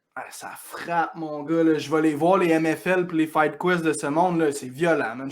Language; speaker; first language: French; native; French